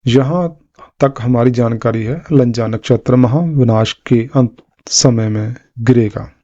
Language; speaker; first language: Hindi; non-native, local second language; Punjabi